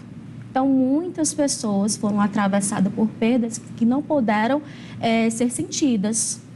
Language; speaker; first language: Portuguese; native; Portuguese